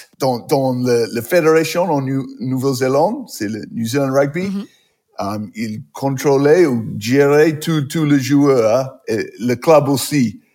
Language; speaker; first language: French; non-native, learner; English